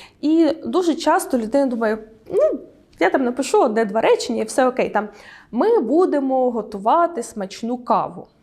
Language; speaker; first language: Ukrainian; native; Ukrainian